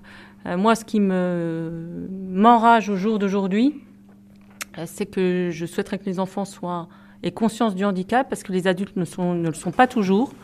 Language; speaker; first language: French; native; French